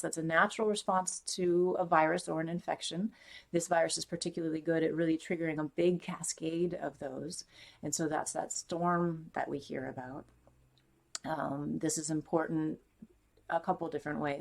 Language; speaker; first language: English; native; English